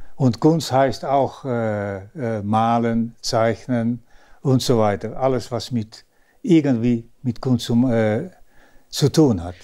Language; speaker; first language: German; early bilingual, other home language; Dutch